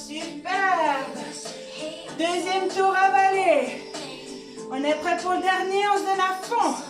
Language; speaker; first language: French; native; French